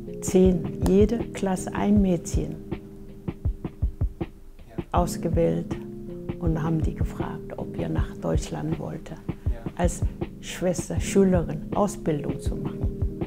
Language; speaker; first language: German; non-native, fluent; Korean